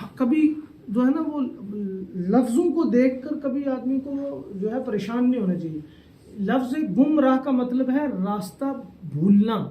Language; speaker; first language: Urdu; non-native, local second language; Saraiki